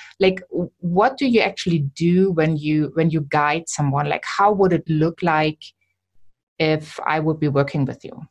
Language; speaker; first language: English; non-native, fluent; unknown